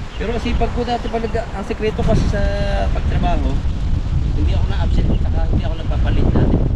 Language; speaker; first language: Filipino; native; Filipino